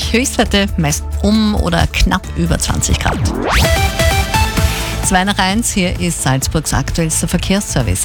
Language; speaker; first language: German; native; German